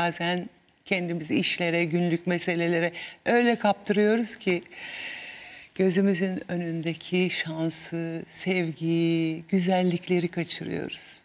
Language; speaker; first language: Turkish; native; Turkish